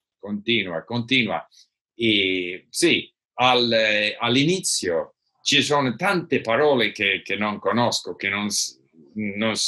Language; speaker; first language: Italian; non-native, learner; English